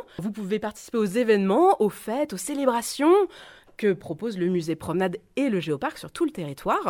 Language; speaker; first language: French; native; French